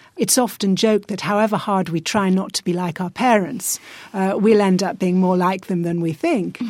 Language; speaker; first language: English; native; English